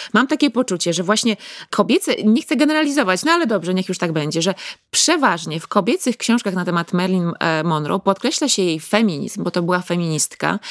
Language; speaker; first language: Polish; native; Polish